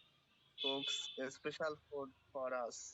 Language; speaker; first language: English; non-native, learner; Bangla